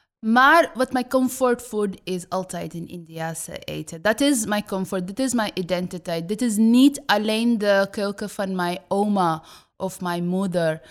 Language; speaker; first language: Dutch; non-native, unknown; Bangla